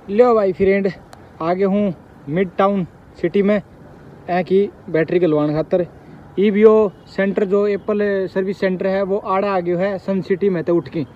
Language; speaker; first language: Hindi; native; Hindi